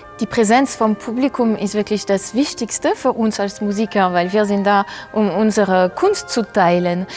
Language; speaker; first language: German; non-native, fluent; French